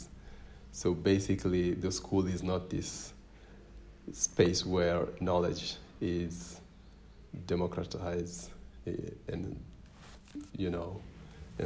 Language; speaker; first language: English; non-native, fluent; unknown